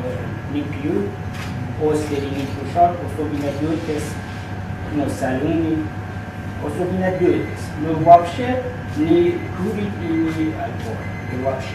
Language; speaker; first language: Russian; non-native, learner; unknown